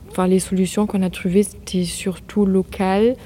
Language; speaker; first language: French; non-native, fluent; German